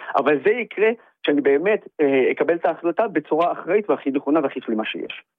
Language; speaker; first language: Hebrew; non-native, local second language; Arabic